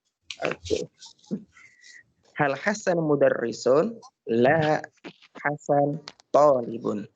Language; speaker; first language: Arabic; non-native, fluent; Indonesian